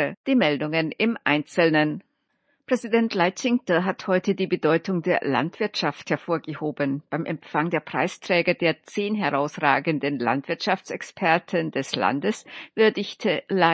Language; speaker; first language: German; native; German